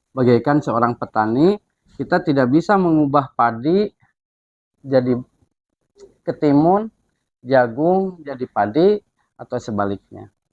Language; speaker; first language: Indonesian; non-native, local second language; Sundanese